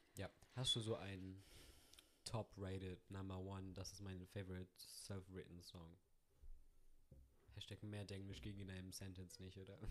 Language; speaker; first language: German; native; German